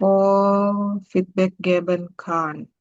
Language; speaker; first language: German; non-native, learner; Indonesian